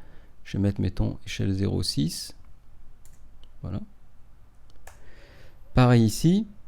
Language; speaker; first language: French; native; French